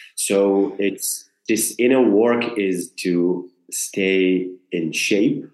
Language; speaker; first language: English; non-native, fluent; Hebrew